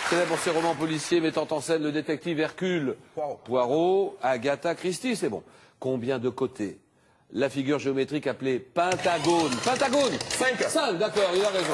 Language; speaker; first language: French; native; French